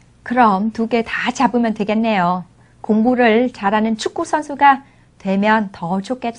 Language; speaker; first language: Korean; non-native, fluent; Vietnamese